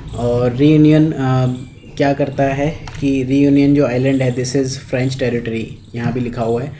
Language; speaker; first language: Hindi; native; Hindi